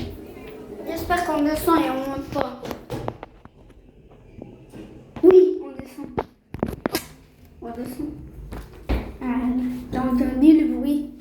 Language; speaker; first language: French; non-native, learner; Arabic